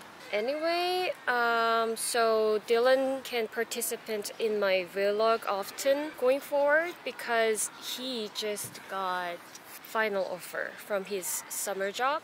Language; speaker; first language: English; non-native, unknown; Korean